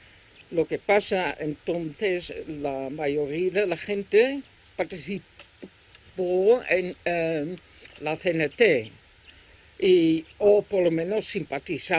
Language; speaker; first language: Spanish; non-native, fluent; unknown